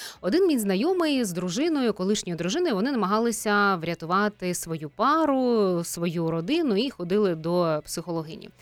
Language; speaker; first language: Ukrainian; native; Ukrainian